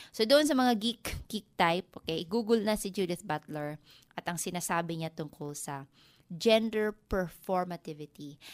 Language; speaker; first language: Filipino; non-native, local second language; Waray